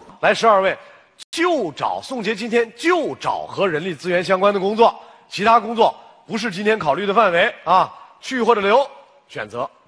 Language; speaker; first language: Chinese; native; Chinese